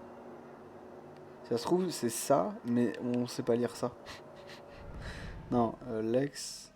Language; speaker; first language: French; native; French